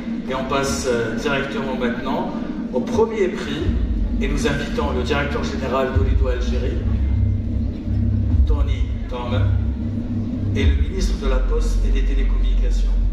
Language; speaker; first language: French; non-native, local second language; Arabic